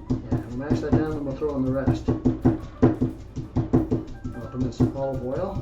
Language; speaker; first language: English; native; English